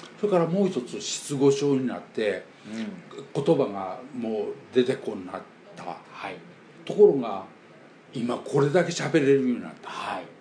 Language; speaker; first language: Japanese; native; Japanese